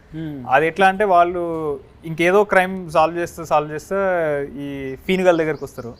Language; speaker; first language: Telugu; native; Telugu